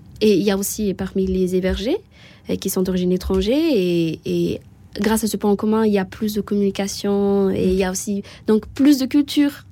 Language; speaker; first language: French; non-native, local second language; Malagasy